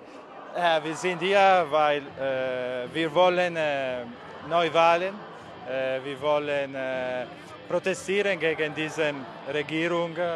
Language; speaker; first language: German; non-native, learner; Italian